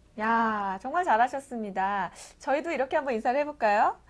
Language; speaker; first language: Korean; native; Korean